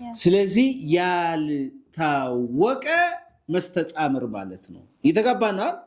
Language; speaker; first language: Amharic; native; Amharic